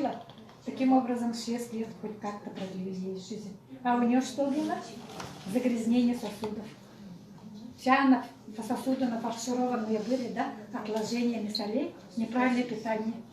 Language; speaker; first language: Russian; native; Russian